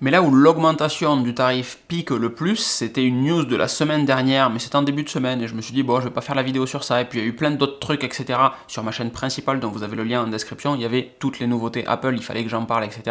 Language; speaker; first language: French; native; French